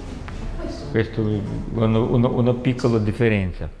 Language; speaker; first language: Italian; non-native, learner; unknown